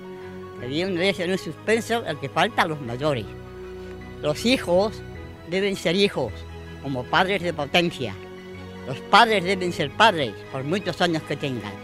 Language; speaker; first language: Spanish; native; Spanish